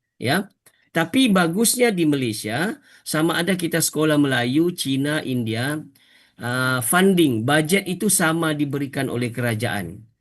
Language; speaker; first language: Malay; native; Malay